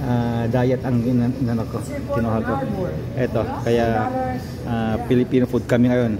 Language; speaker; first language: Filipino; native; Filipino